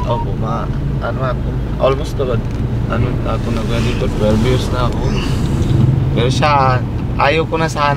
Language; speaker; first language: Filipino; non-native, local second language; Cebuano